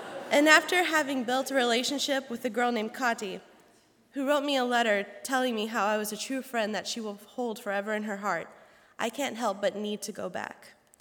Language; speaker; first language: English; native; English